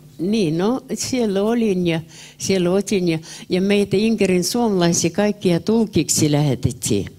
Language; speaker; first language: Finnish; early bilingual, heritage; Finnish